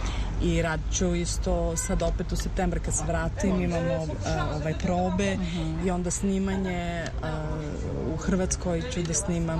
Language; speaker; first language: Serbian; early bilingual, heritage; Romany